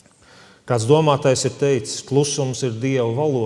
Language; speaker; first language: Latvian; native; Latvian